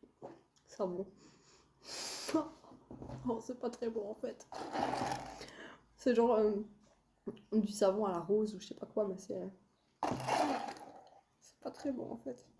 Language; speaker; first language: French; native; French